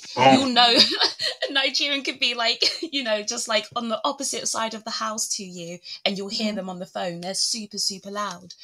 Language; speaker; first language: English; early bilingual, other home language; Yoruba